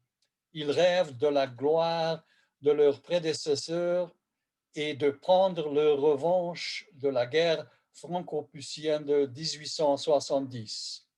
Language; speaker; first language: French; non-native, fluent; Hungarian